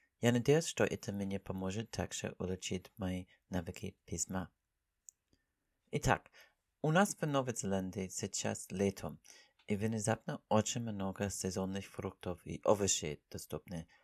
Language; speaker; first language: Russian; non-native, learner; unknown